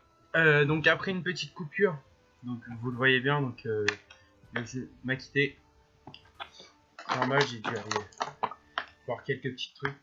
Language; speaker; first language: French; native; French